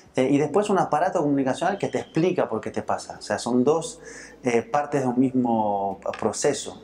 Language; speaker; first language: Spanish; early bilingual, heritage; Spanish